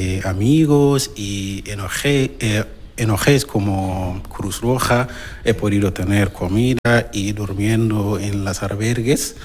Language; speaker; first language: Spanish; non-native, learner; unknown